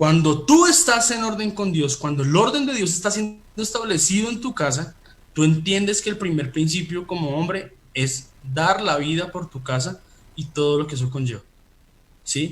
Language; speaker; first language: Spanish; native; Spanish